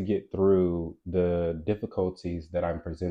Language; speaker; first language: English; native; English